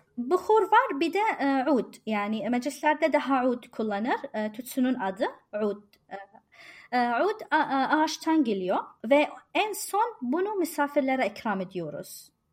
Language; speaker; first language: Turkish; non-native, fluent; Arabic